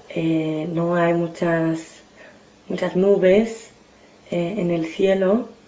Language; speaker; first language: Spanish; non-native, fluent; English